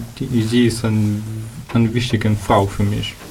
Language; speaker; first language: German; non-native, learner; Ukrainian